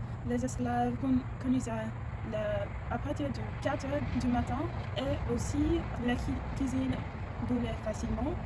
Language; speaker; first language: French; non-native, learner; English